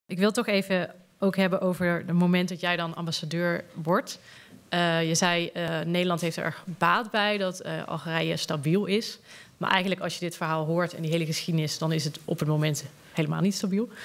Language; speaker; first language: Dutch; native; Dutch